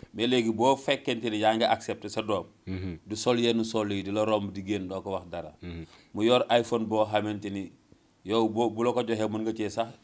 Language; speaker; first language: Wolof; native; Wolof